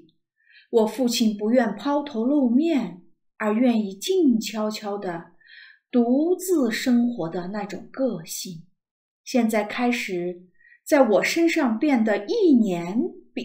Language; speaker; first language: Chinese; native; Chinese